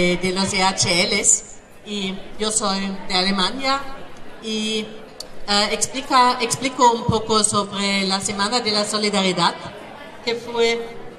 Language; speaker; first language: Spanish; non-native, learner; German